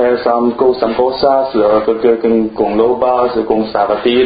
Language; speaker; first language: Spanish; non-native, learner; Chinese